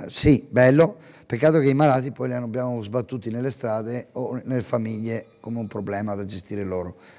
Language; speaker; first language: Italian; native; Italian